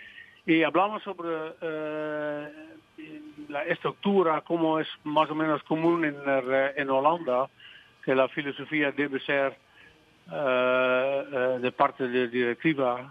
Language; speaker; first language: Spanish; non-native, fluent; Dutch